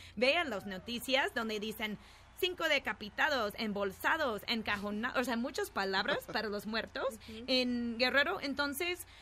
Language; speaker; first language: Spanish; non-native, fluent; English